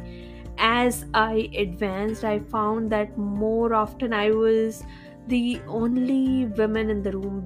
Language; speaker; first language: English; non-native, local second language; Hindi